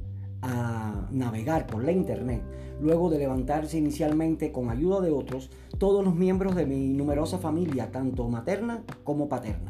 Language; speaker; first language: Spanish; native; Spanish